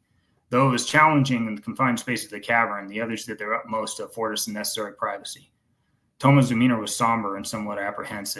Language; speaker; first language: English; native; English